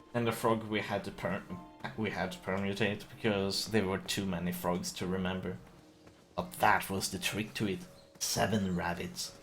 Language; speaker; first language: English; non-native, fluent; Chinese